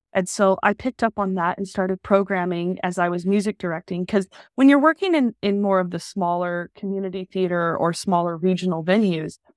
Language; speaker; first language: English; native; English